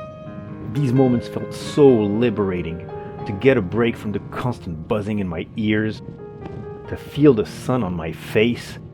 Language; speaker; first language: English; non-native, local second language; French